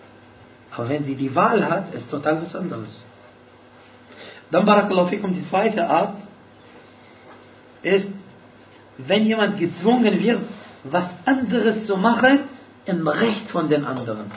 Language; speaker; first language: German; non-native, fluent; Arabic